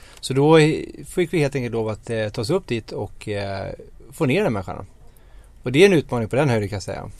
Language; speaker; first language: Swedish; native; Swedish